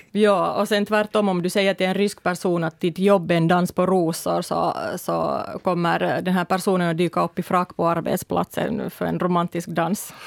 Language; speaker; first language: Swedish; early bilingual, other home language; Russian